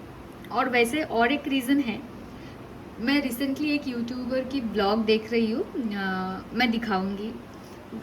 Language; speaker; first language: Hindi; non-native, local second language; Bangla